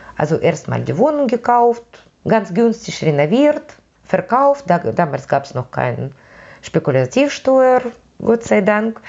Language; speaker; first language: German; non-native, fluent; Russian